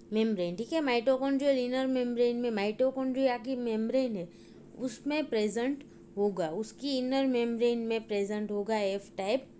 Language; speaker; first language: Hindi; non-native, local second language; Gujarati